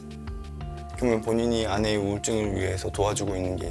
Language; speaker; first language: Korean; native; Korean